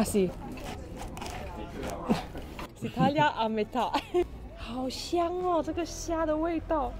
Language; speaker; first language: Italian; non-native, learner; Chinese